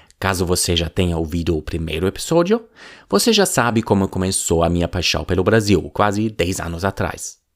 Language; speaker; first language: Portuguese; non-native, fluent; German